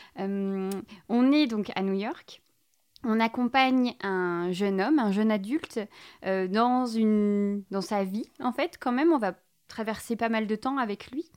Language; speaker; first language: French; native; French